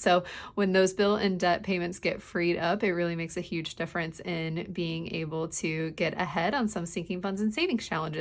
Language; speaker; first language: English; native; English